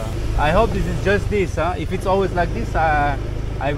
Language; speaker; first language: English; non-native, learner; French